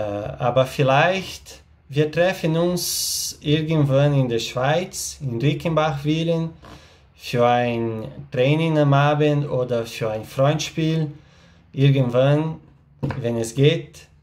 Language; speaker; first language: German; non-native, learner; Portuguese